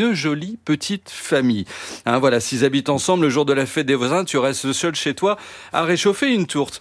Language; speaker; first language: French; native; French